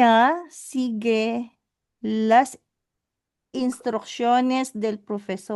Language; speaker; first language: Spanish; non-native, learner; Filipino